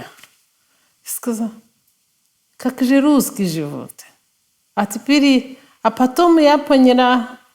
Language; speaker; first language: Russian; non-native, fluent; Kinyarwanda